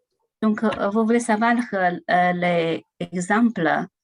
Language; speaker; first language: French; non-native, learner; Chinese